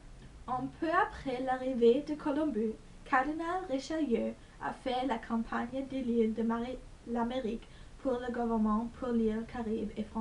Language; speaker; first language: French; non-native, learner; English